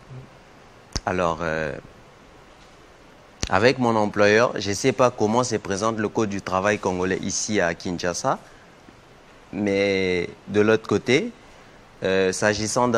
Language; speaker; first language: French; non-native, local second language; Lingala